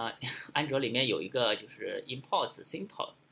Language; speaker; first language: Chinese; native; Chinese